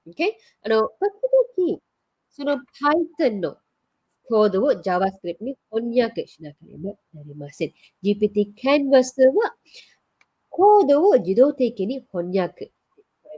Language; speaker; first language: Japanese; non-native, fluent; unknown